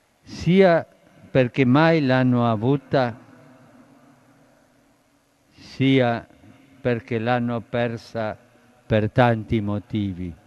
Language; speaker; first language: Italian; non-native, fluent; Spanish